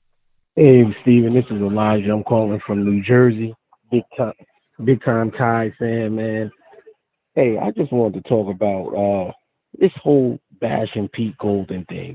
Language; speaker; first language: English; native; English